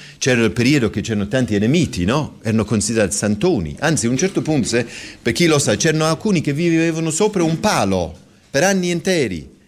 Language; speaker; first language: Italian; non-native, fluent; English